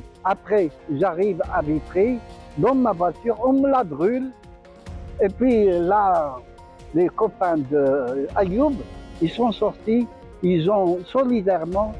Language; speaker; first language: French; non-native, local second language; Arabic